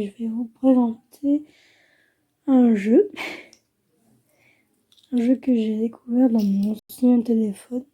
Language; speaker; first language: French; native; French